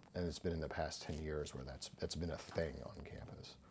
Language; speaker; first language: English; native; English